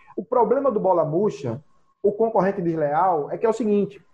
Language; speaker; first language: Portuguese; native; Portuguese